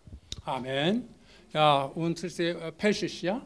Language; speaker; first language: German; non-native, learner; Korean